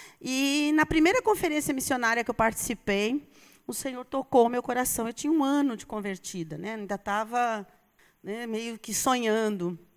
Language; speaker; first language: Portuguese; native; Portuguese